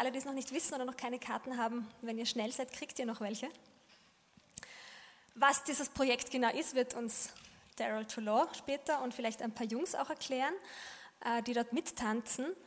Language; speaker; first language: German; native; German